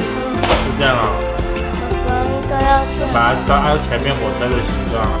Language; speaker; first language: Chinese; native; Chinese